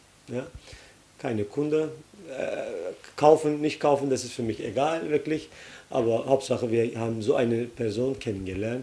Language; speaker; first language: German; non-native, fluent; Turkish